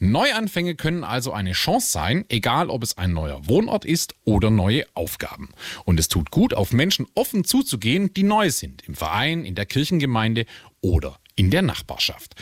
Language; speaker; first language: German; native; German